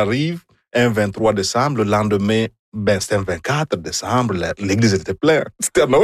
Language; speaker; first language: French; non-native, fluent; Igbo